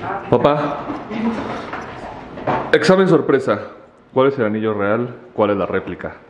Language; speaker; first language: Spanish; native; Spanish